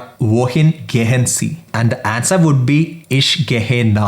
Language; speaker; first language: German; non-native, fluent; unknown